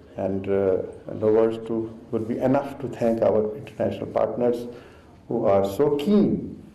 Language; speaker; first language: English; non-native, local second language; Urdu